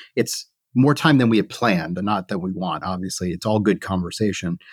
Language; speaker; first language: English; native; English